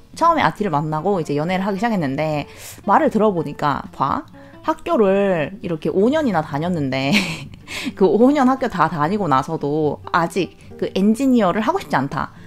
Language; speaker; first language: Korean; native; Korean